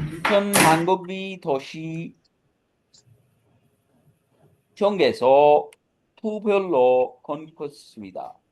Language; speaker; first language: Korean; non-native, learner; Urdu